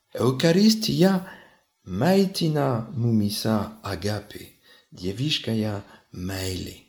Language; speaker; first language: Lithuanian; non-native, fluent; French